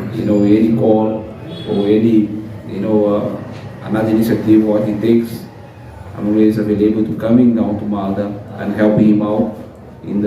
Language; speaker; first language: English; non-native, fluent; Spanish